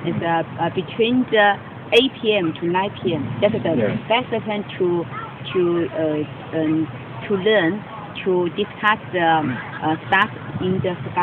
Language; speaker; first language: English; non-native, learner; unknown